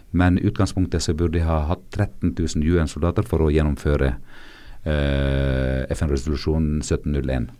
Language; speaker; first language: Norwegian; non-native, fluent; Arabic